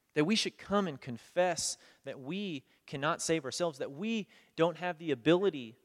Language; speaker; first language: English; native; English